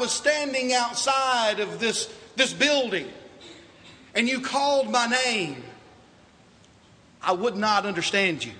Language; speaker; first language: English; native; English